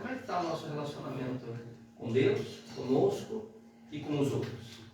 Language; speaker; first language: Portuguese; native; Portuguese